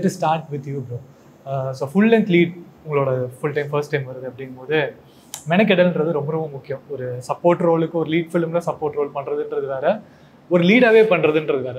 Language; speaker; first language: Tamil; native; Tamil